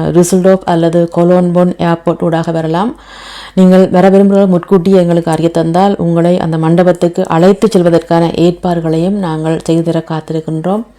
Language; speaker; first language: Tamil; native; Tamil